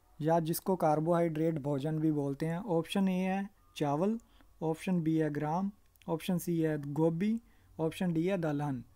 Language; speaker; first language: Hindi; non-native, local second language; Punjabi